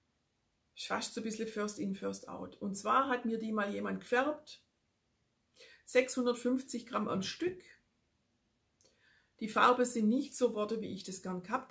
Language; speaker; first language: German; native; German